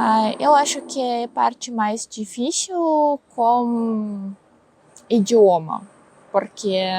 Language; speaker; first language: Portuguese; non-native, learner; Russian